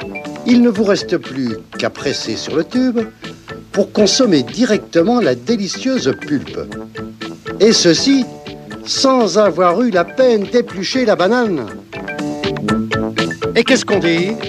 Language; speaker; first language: French; native; French